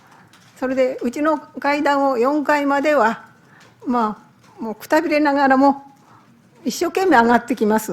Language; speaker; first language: Japanese; native; Japanese